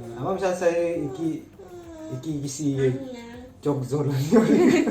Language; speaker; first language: Turkish; non-native, learner; Indonesian